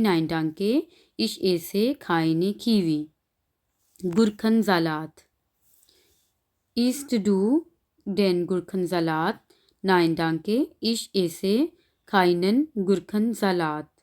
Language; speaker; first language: German; non-native, fluent; Urdu